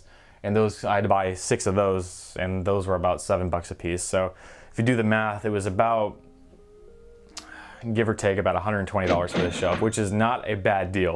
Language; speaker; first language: English; native; English